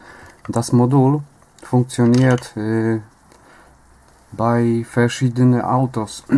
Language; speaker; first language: German; non-native, learner; Polish